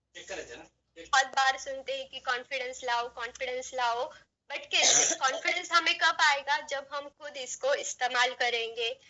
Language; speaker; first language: Hindi; non-native, local second language; Marathi